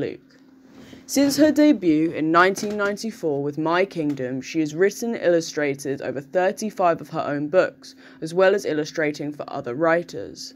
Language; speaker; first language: English; native; English